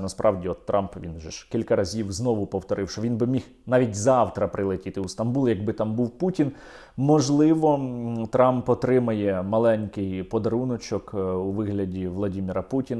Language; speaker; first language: Ukrainian; native; Ukrainian